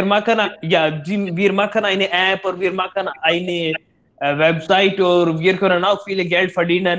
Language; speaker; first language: German; non-native, learner; Hindi